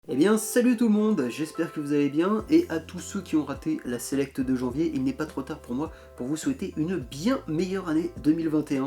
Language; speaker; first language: French; native; French